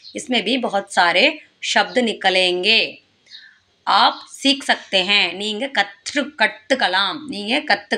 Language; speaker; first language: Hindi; non-native, local second language; Tamil